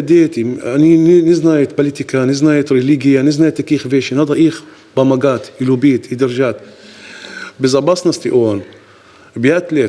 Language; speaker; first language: Russian; non-native, learner; Arabic